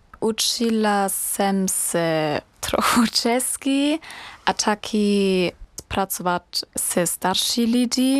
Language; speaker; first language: Czech; non-native, learner; German